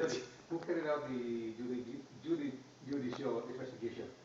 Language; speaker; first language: English; non-native, learner; Indonesian